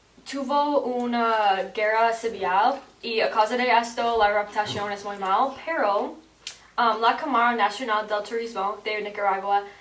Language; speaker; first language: Spanish; non-native, learner; English